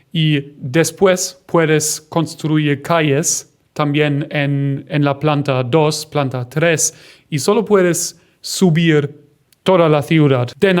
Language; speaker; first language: Spanish; non-native, fluent; German